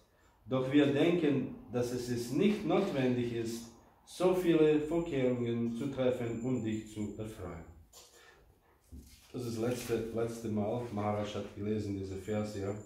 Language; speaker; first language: German; non-native, fluent; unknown